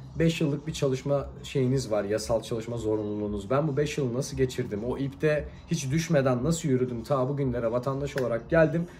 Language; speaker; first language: Turkish; native; Turkish